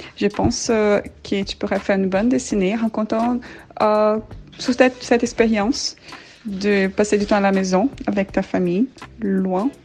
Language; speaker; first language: French; non-native, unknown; Portuguese